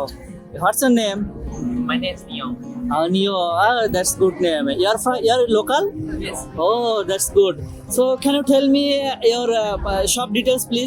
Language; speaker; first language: English; non-native, learner; Bangla